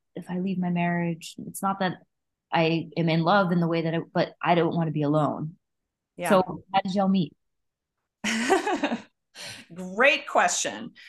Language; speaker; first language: English; native; English